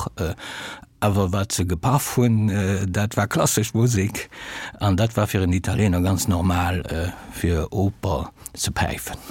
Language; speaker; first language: Luxembourgish; early bilingual, other home language; Italian